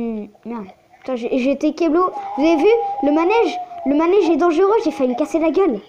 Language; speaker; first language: French; native; French